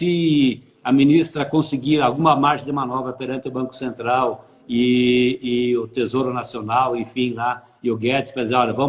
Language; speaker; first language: Portuguese; native; Portuguese